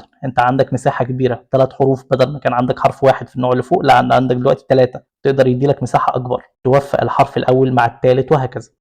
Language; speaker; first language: Arabic; native; Arabic